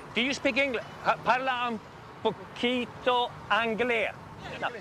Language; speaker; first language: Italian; non-native, learner; English